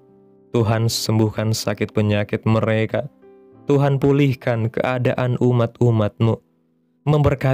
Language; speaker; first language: Indonesian; native; Indonesian